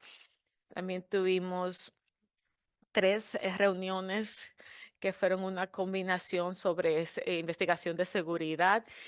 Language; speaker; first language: Spanish; non-native, fluent; English